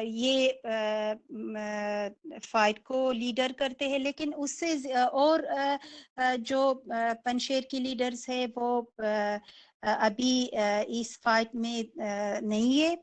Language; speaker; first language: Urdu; non-native, fluent; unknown